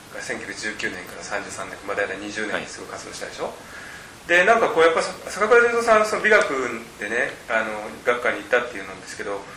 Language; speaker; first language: Japanese; native; Japanese